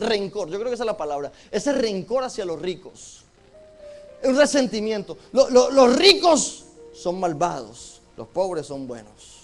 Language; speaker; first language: Spanish; native; Spanish